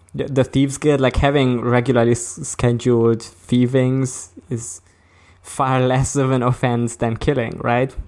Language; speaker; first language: English; early bilingual, other home language; Hungarian